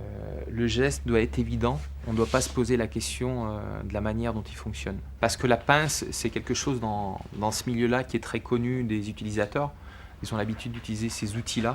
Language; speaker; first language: French; native; French